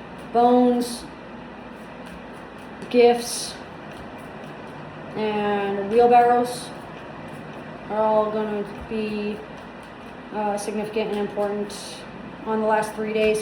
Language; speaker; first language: English; native; English